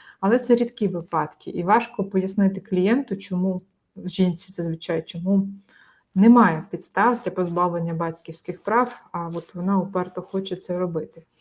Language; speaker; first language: Ukrainian; native; Ukrainian